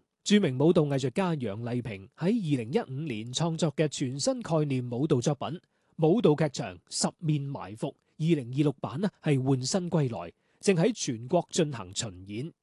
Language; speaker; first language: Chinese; non-native, local second language; Cantonese